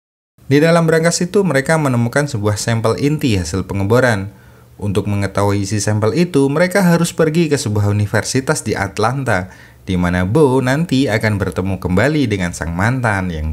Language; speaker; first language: Indonesian; native; Indonesian